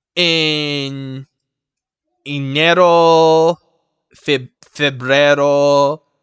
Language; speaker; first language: Spanish; non-native, learner; English